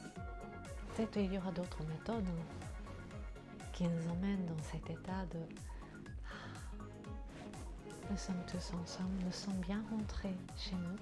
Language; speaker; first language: French; non-native, fluent; Japanese